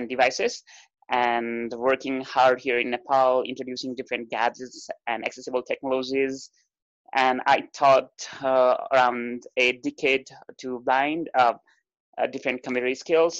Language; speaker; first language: English; non-native, local second language; Nepali